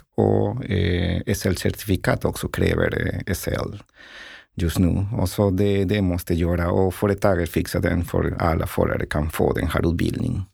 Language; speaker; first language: Swedish; non-native, learner; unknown